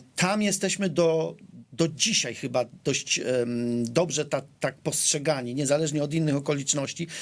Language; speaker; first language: Polish; native; Polish